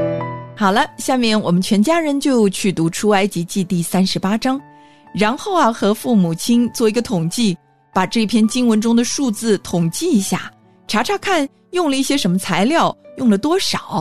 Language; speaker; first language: Chinese; native; Chinese